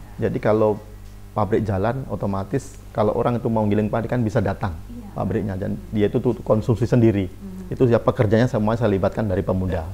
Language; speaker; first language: Indonesian; non-native, local second language; Javanese